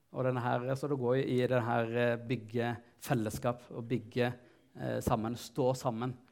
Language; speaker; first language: Norwegian; non-native, fluent; Tigrinya